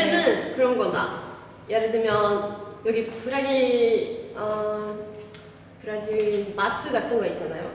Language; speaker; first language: Korean; non-native, learner; Portuguese